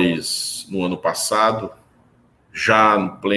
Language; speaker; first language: Portuguese; native; Portuguese